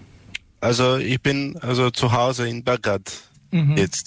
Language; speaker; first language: German; non-native, learner; Serbian